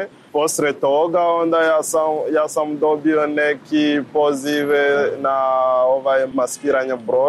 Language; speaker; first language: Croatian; non-native, learner; Rundi